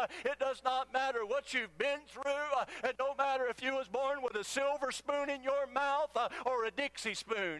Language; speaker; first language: English; native; English